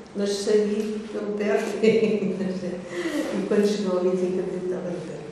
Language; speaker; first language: Portuguese; native; Portuguese